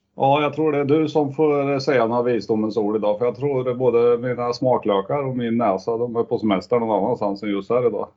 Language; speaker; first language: Swedish; non-native, fluent; English